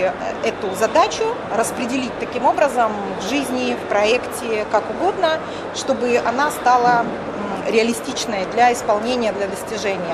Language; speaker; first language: Russian; native; Russian